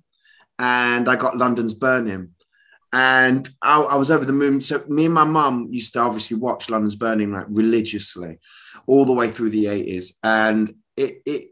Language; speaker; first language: English; native; English